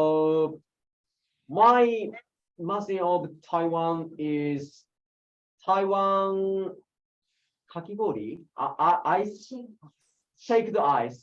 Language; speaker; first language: English; non-native, learner; Japanese